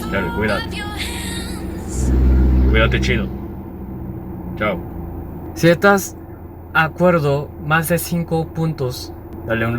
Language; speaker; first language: Spanish; non-native, learner; Korean